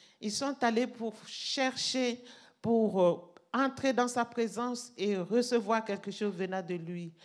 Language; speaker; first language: French; non-native, local second language; Mossi